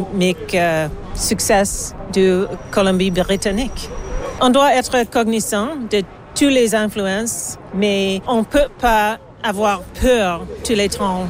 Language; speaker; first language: French; non-native, learner; English